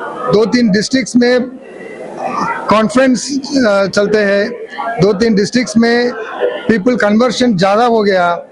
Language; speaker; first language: Hindi; non-native, local second language; Tamil